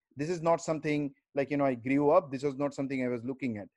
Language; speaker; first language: English; non-native, local second language; Bangla